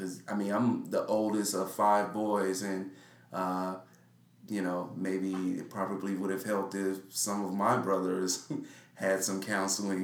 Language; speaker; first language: English; native; English